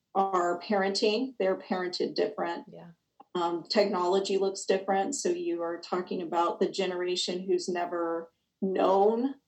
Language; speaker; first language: English; native; English